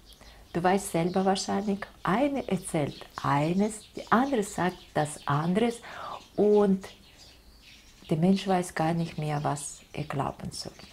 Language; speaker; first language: German; non-native, fluent; Russian